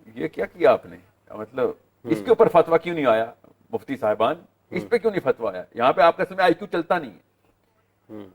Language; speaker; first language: Urdu; native; Urdu